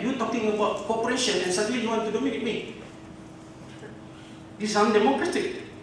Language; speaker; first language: English; non-native, local second language; Malay